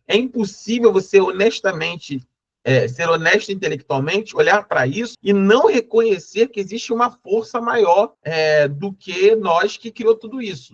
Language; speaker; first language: Portuguese; native; Portuguese